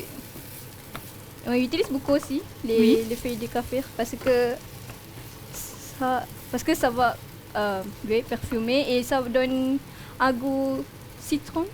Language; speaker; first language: French; non-native, learner; Malay